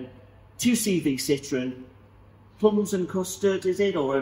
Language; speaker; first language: English; native; English